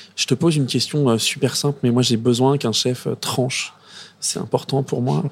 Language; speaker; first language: French; native; French